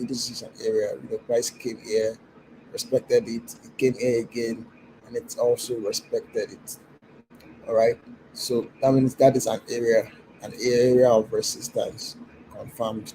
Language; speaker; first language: English; non-native, local second language; Yoruba